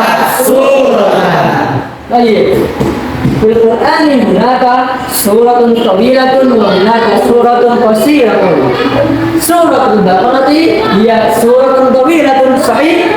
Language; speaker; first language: Arabic; non-native, fluent; Indonesian